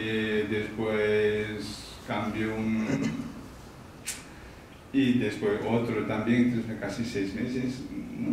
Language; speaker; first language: Spanish; non-native, learner; Tibetan